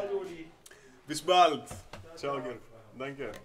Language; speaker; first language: German; non-native, learner; Greek